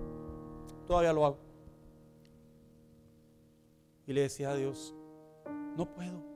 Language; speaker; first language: Spanish; native; Spanish